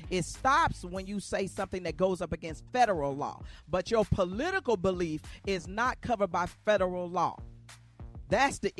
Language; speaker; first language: English; native; English